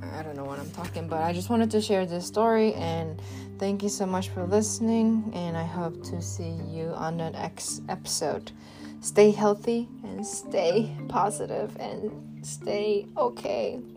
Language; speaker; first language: English; non-native, fluent; Japanese